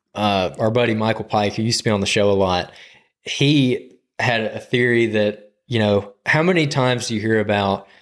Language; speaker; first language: English; native; English